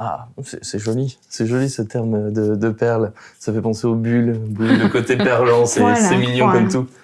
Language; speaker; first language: French; native; French